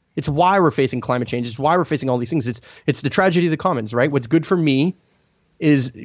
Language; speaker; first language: English; non-native, fluent; Italian